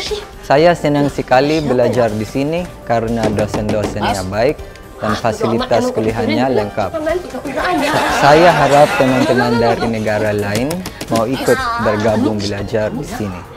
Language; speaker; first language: Indonesian; non-native, learner; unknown